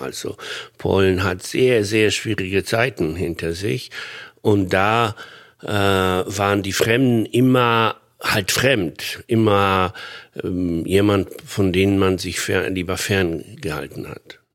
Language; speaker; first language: German; non-native, fluent; Polish